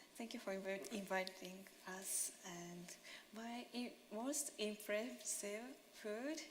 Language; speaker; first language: English; non-native, learner; Japanese